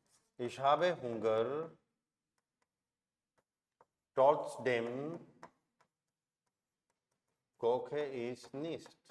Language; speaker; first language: German; non-native, fluent; Hindi